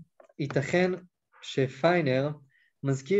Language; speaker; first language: Hebrew; native; Hebrew